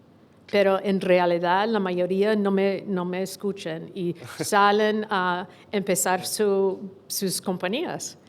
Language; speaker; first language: Spanish; non-native, fluent; English